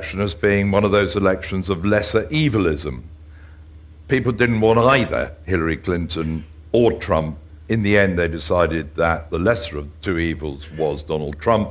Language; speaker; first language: English; native; English